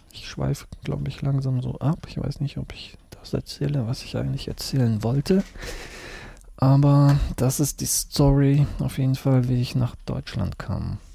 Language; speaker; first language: German; early bilingual, other home language; Russian